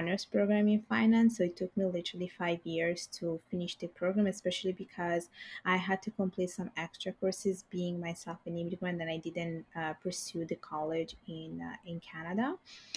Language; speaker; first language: English; non-native, fluent; Bangla